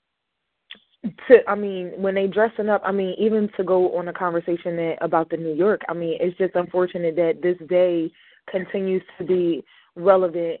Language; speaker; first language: English; native; English